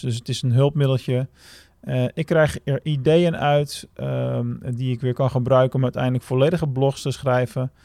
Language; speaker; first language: Dutch; native; Dutch